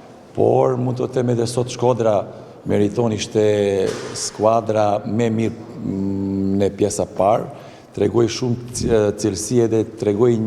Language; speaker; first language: Albanian; non-native, learner; Serbian